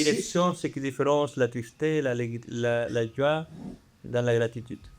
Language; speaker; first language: French; non-native, fluent; Spanish